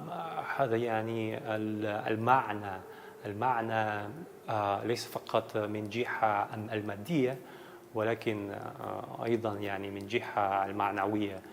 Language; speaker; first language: Arabic; non-native, learner; Dutch